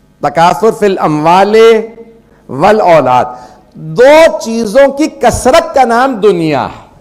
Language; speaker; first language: Urdu; native; Urdu